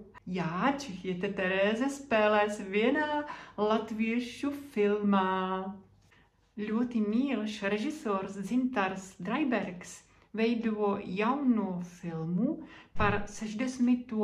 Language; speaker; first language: Latvian; non-native, fluent; Czech